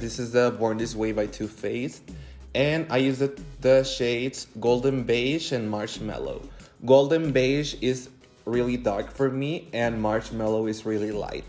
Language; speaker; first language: English; non-native, fluent; Spanish